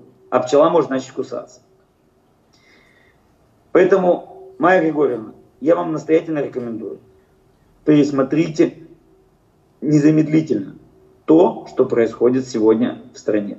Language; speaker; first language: Russian; native; Russian